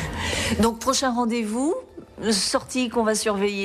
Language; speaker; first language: French; native; French